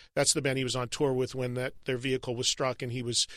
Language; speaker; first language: English; native; English